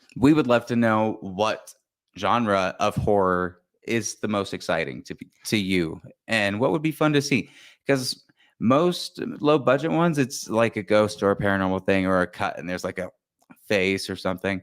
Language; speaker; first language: English; native; English